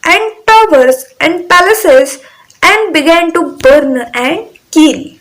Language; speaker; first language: English; non-native, local second language; Marathi